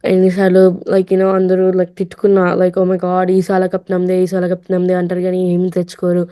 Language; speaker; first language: Telugu; early bilingual, heritage; Telugu